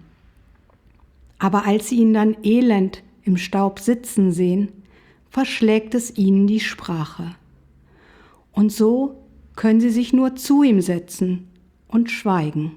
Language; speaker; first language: German; native; German